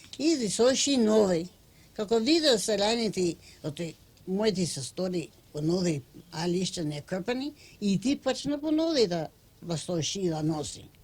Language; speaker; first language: Macedonian; early bilingual, heritage; Macedonian